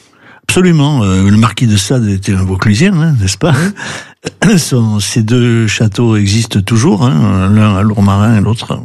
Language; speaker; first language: French; native; French